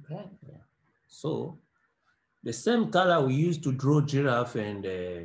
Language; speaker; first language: English; non-native, learner; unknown